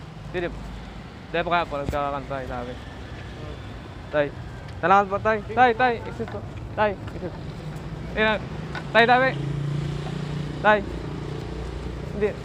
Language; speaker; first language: Filipino; non-native, local second language; Bikol